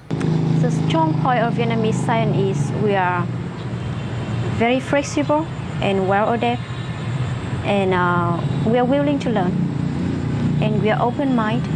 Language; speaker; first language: English; non-native, fluent; Vietnamese